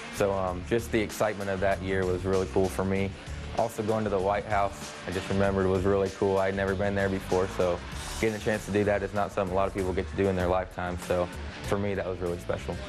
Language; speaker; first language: English; native; English